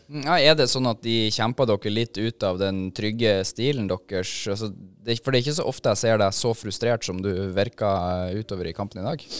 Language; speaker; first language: Norwegian; native; Norwegian